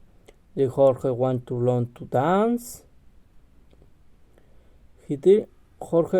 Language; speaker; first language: English; non-native, learner; Spanish